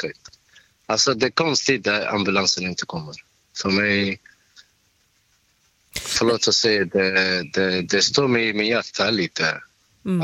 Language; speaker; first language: Swedish; non-native, learner; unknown